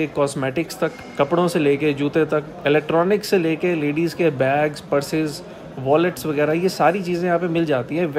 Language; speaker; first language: Hindi; native; Hindi